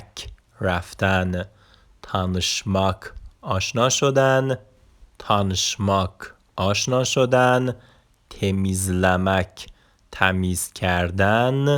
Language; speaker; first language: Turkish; non-native, fluent; Persian